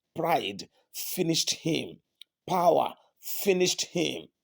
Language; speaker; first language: English; non-native, local second language; Yoruba